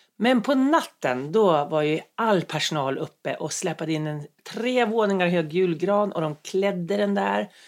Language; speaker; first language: Swedish; native; Swedish